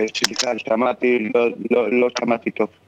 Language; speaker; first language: Hebrew; non-native, fluent; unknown